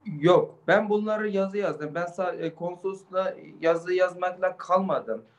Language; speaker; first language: Turkish; non-native, fluent; Uyghur